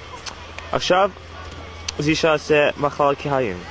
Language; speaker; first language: Hebrew; non-native, learner; English